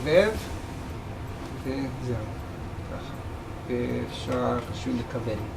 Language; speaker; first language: Hebrew; non-native, fluent; English